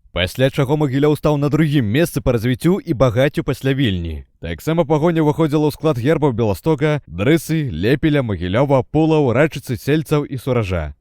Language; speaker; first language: Belarusian; native; Belarusian